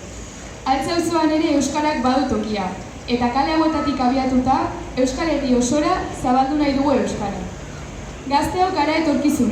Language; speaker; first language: Basque; native; Basque